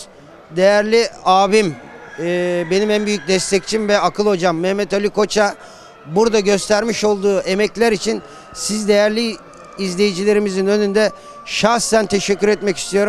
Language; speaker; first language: Turkish; native; Turkish